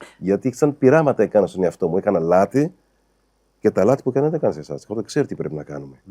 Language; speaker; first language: Greek; non-native, fluent; Portuguese